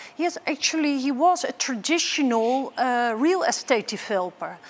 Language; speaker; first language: English; non-native, fluent; Dutch